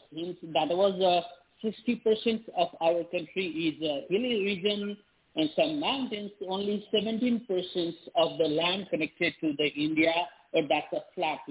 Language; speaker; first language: English; non-native, local second language; Nepali